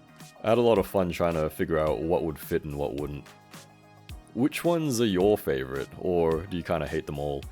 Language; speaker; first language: English; native; English